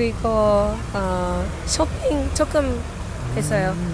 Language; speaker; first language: Korean; non-native, learner; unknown